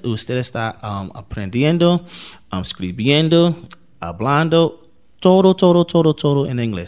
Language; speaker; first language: Spanish; non-native, learner; English